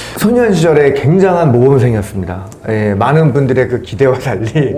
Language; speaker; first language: Korean; native; Korean